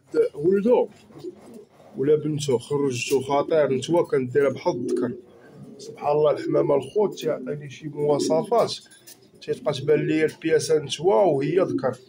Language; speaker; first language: Arabic; native; Arabic